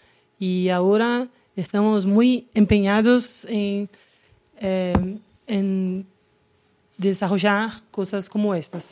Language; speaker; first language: Spanish; non-native, learner; Portuguese